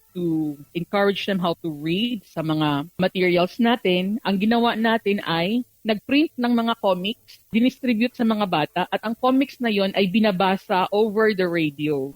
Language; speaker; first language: Filipino; native; Filipino